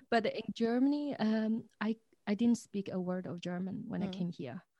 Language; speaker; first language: English; non-native, fluent; Chinese